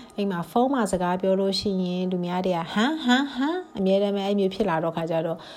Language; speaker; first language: Burmese; non-native, local second language; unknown